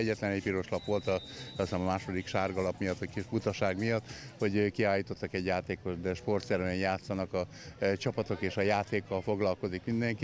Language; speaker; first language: Hungarian; native; Hungarian